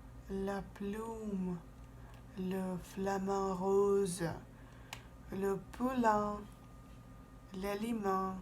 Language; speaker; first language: French; non-native, fluent; Russian